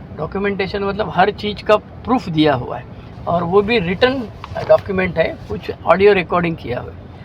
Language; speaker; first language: Hindi; non-native, local second language; Marathi